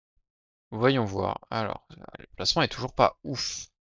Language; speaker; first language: French; native; French